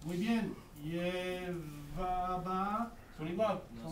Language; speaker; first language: Spanish; non-native, fluent; English